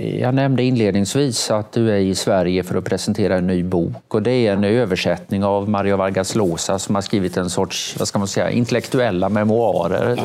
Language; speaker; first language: Swedish; native; Swedish